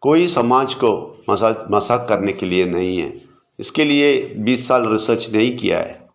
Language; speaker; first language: Hindi; non-native, local second language; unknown